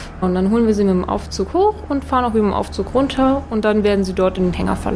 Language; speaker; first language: German; native; German